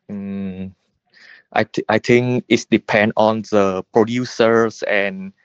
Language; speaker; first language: English; non-native, learner; Vietnamese